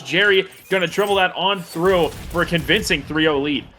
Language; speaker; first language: English; native; English